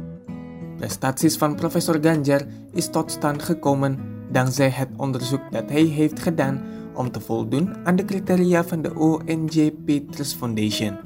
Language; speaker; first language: Dutch; non-native, fluent; Indonesian